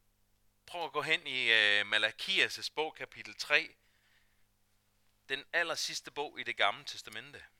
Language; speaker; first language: Danish; native; Danish